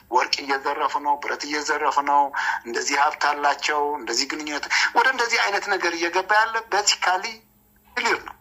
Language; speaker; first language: Amharic; non-native, local second language; Tigrinya